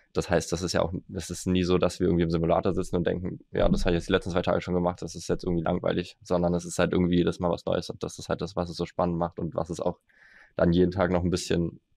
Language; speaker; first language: German; native; German